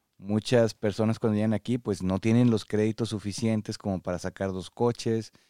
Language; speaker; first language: Spanish; native; Spanish